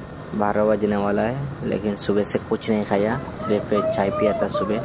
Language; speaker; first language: Hindi; non-native, local second language; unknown